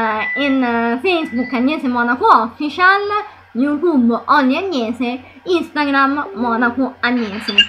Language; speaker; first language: Spanish; non-native, fluent; Italian